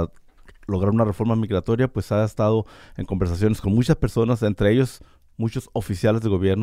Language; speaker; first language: Spanish; native; Spanish